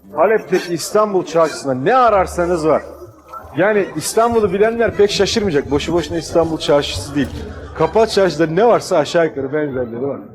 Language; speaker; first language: Turkish; native; Turkish